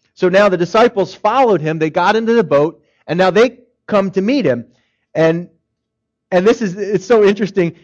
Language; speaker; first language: English; native; English